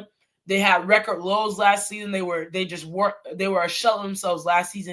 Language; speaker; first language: English; native; English